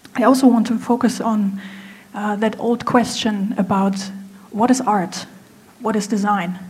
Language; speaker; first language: English; non-native, fluent; German